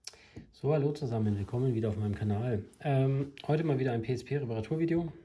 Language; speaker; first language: German; native; German